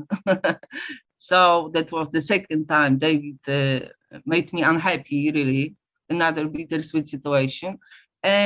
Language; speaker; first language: English; non-native, fluent; Polish